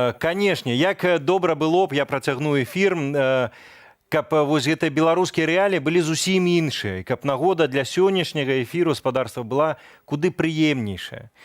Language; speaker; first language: Belarusian; native; Belarusian